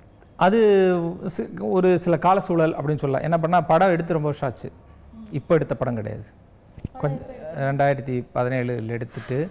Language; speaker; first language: Tamil; native; Tamil